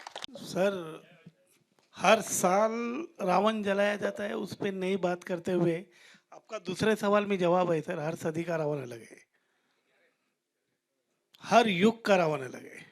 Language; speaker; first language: Hindi; native; Hindi